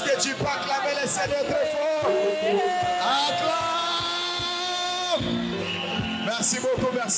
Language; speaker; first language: French; non-native, local second language; Lingala